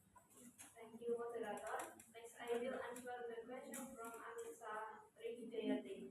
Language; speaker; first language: English; non-native, learner; Indonesian